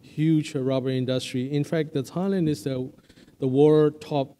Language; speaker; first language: English; non-native, fluent; Burmese